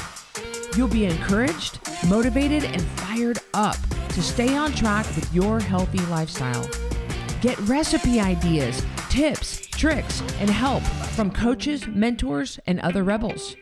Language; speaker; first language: English; native; English